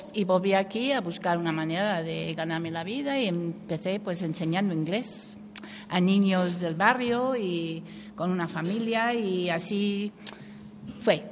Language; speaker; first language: Spanish; non-native, fluent; English